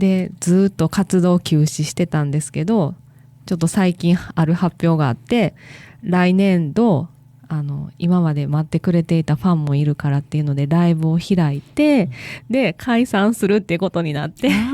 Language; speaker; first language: Japanese; native; Japanese